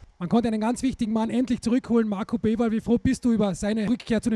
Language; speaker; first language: German; native; German